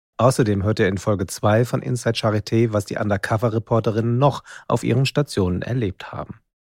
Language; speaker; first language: German; native; German